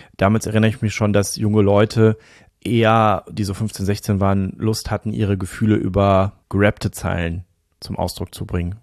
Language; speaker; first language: German; native; German